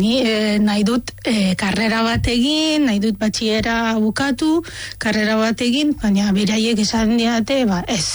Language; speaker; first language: Basque; non-native, fluent; Arabic